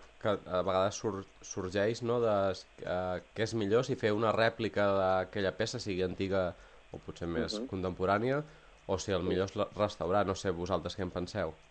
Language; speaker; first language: Catalan; native; Catalan